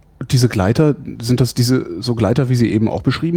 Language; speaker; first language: German; native; German